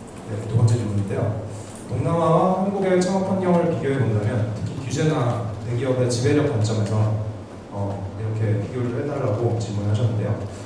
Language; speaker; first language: Korean; native; Korean